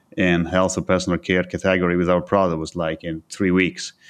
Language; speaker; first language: English; non-native, fluent; Italian